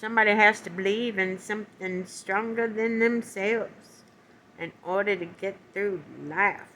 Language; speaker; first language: English; native; English